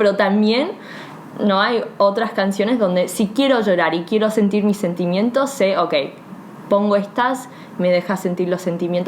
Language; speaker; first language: Spanish; early bilingual, heritage; Spanish